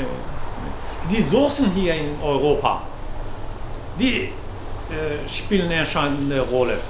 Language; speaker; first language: German; non-native, fluent; Turkish